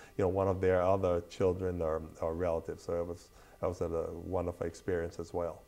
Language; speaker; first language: English; native; English